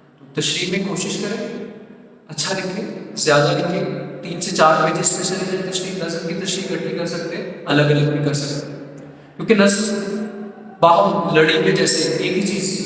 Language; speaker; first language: Urdu; non-native, local second language; Punjabi